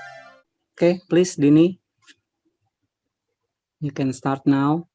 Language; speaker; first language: English; non-native, fluent; Indonesian